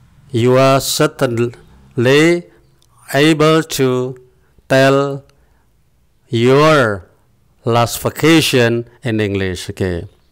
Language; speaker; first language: English; non-native, fluent; Indonesian